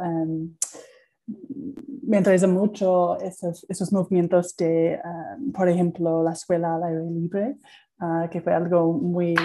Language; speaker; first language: Spanish; non-native, fluent; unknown